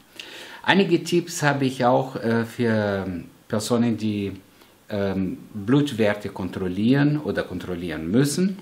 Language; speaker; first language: German; non-native, fluent; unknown